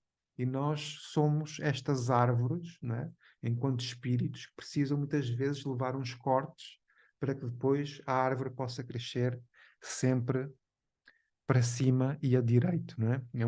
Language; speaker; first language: Portuguese; native; Portuguese